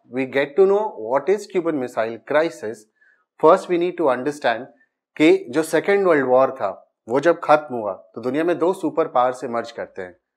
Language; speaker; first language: Hindi; native; Hindi